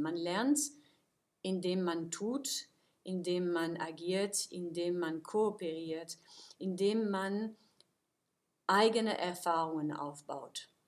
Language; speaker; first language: German; non-native, fluent; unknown